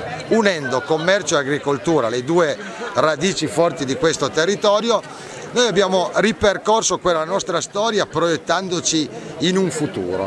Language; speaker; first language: Italian; native; Italian